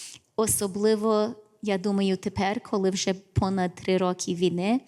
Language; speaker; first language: Ukrainian; early bilingual, heritage; English